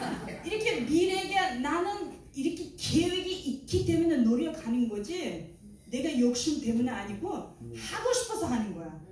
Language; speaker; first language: Korean; non-native, learner; Uzbek